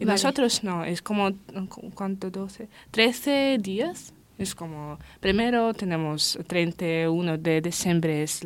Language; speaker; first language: Spanish; non-native, learner; Russian